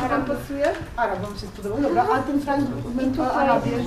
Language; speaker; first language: Polish; native; Polish